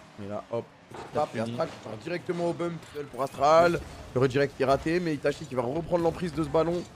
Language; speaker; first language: French; native; French